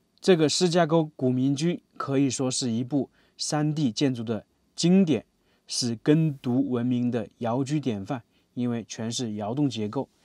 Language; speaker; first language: Chinese; native; Chinese